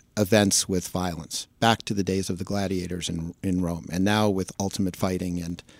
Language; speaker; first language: English; native; English